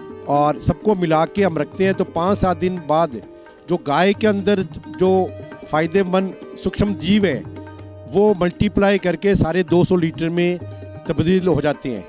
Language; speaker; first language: Hindi; non-native, local second language; Punjabi